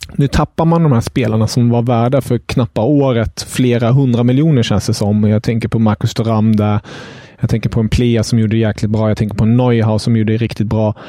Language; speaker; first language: Swedish; non-native, fluent; German